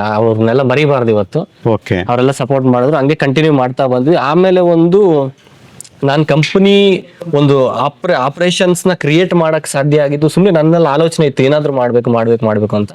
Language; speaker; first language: Kannada; native; Kannada